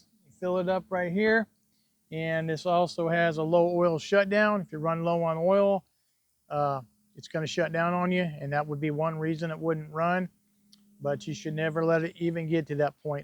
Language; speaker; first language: English; native; English